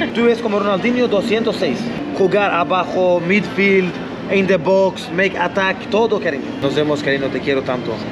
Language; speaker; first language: Spanish; non-native, learner; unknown